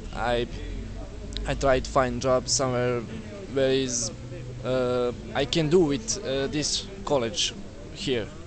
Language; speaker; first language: English; non-native, learner; Serbian